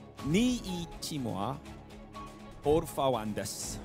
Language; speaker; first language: Japanese; non-native, learner; Korean